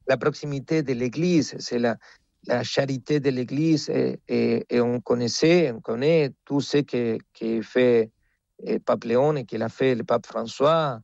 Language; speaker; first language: French; non-native, fluent; Spanish